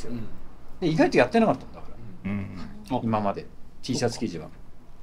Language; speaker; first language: Japanese; native; Japanese